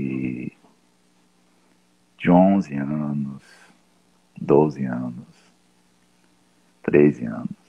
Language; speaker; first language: Portuguese; non-native, fluent; English